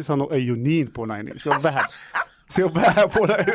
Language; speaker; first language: Finnish; non-native, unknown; Arabic